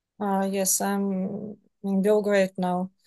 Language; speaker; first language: English; non-native, learner; Serbian